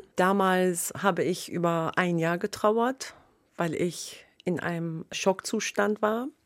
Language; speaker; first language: German; non-native, fluent; Persian